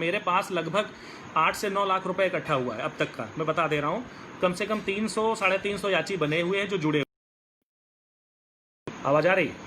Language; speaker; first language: Hindi; native; Hindi